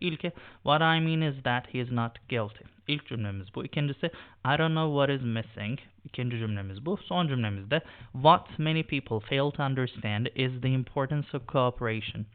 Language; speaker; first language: English; non-native, fluent; Turkish